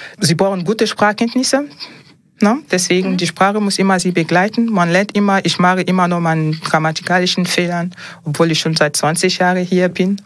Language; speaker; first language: German; non-native, fluent; French